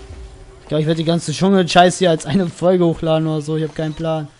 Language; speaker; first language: German; native; German